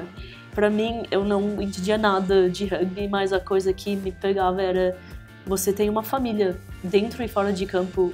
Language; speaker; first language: Portuguese; early bilingual, heritage; English